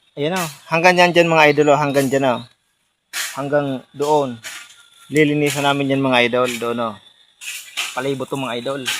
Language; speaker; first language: Filipino; non-native, local second language; Bikol